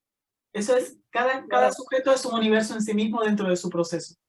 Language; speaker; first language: Spanish; native; Spanish